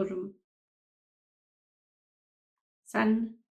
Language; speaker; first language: Turkish; non-native, fluent; English